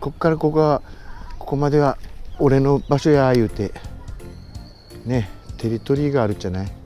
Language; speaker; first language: Japanese; native; Japanese